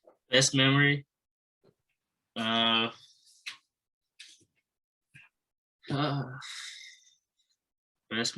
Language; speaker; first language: English; non-native, learner; Japanese